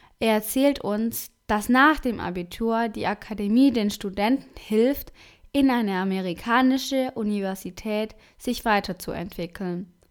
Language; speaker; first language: German; non-native, fluent; Spanish